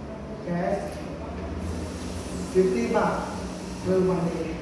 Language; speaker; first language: English; non-native, learner; Thai